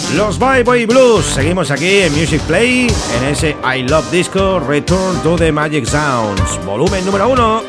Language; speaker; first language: Spanish; native; Spanish